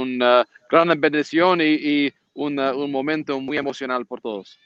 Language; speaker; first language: Spanish; non-native, learner; English